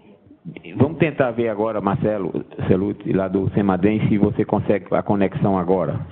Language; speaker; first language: Portuguese; native; Portuguese